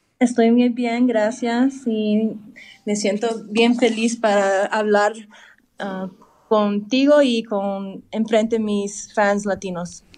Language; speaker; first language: Spanish; early bilingual, heritage; English